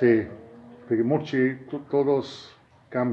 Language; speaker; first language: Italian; non-native, learner; English